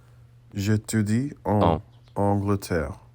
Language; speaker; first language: French; non-native, learner; English